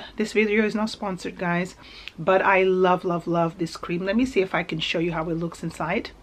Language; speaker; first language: English; early bilingual, other home language; Portuguese